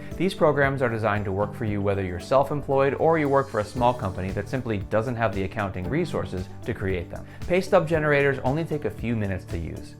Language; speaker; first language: English; native; English